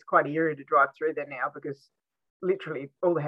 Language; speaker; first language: English; native; English